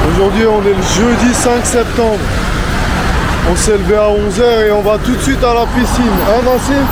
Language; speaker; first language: French; native; French